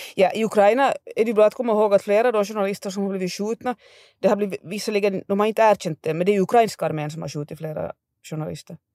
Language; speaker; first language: Swedish; native; Swedish